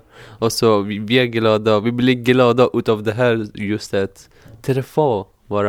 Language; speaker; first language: Swedish; non-native, fluent; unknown